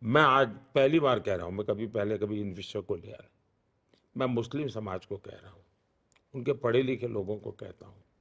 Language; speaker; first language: Hindi; non-native, local second language; Gujarati